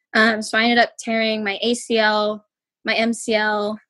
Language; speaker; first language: English; native; English